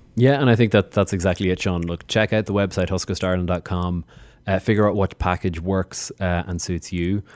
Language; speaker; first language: English; native; English